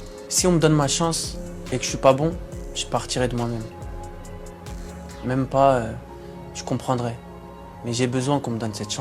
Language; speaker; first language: French; native; French